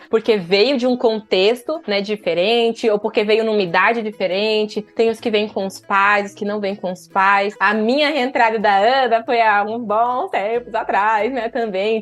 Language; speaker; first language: Portuguese; native; Portuguese